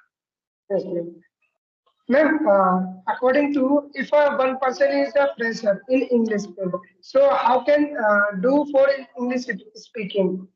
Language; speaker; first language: English; non-native, learner; Hindi